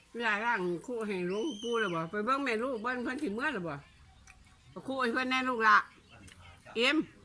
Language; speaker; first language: Thai; native; Thai